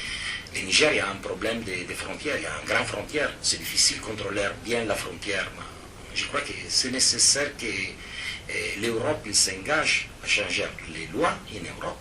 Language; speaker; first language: French; non-native, fluent; Italian